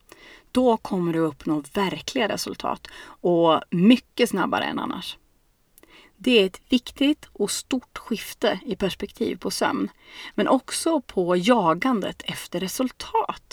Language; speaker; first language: Swedish; native; Swedish